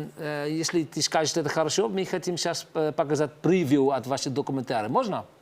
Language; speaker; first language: Russian; non-native, learner; Dutch